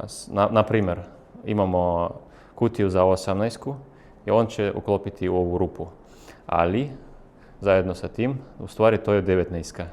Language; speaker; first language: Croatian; non-native, fluent; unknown